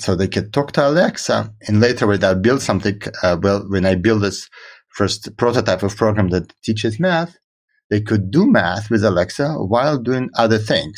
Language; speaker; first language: English; non-native, fluent; Russian